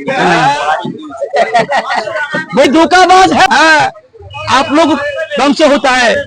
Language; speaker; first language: Hindi; non-native, learner; Bangla